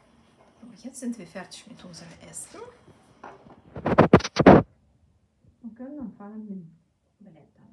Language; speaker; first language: German; non-native, fluent; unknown